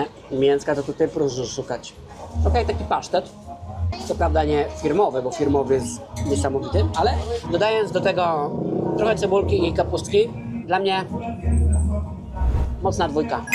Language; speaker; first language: Polish; native; Polish